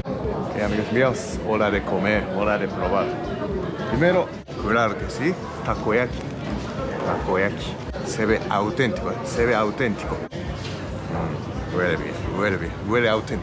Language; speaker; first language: Spanish; non-native, learner; Japanese